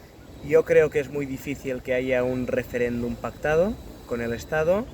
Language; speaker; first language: Spanish; non-native, local second language; Catalan